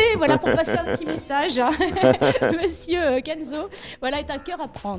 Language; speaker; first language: French; native; French